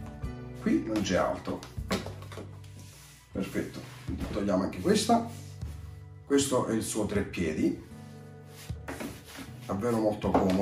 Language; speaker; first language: Italian; native; Italian